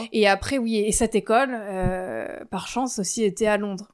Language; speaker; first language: French; native; French